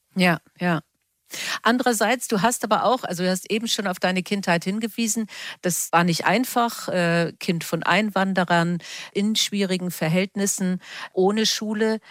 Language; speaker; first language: German; native; German